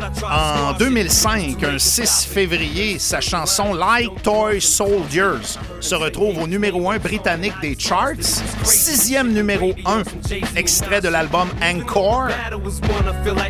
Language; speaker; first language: French; native; French